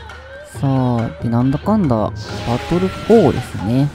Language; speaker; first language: Japanese; native; Japanese